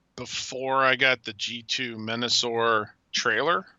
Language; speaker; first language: English; native; English